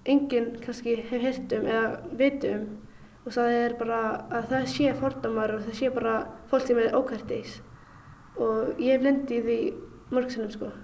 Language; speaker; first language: Icelandic; non-native, fluent; Arabic